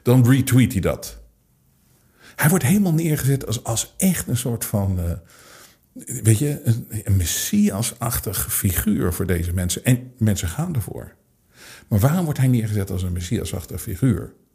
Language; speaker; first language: Dutch; native; Dutch